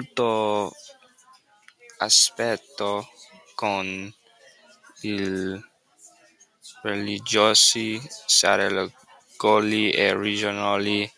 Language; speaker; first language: Italian; non-native, learner; English